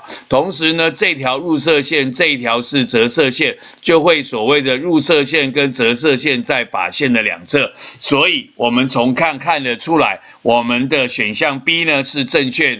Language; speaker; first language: Chinese; native; Chinese